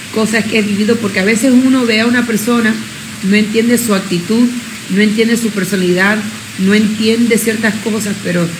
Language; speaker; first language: Spanish; early bilingual, other home language; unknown